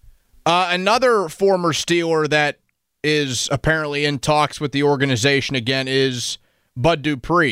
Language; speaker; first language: English; native; English